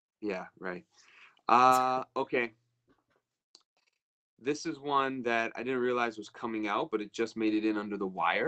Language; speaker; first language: English; native; English